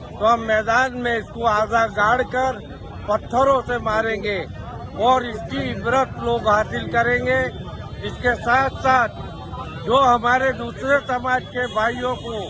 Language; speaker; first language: Hindi; non-native, local second language; Gujarati